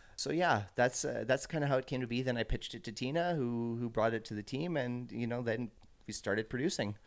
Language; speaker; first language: English; native; English